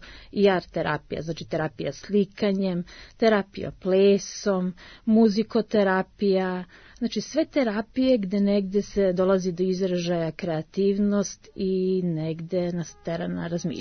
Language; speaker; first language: Serbian; native; Serbian